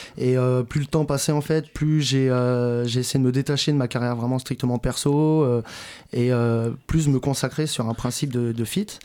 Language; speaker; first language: French; native; French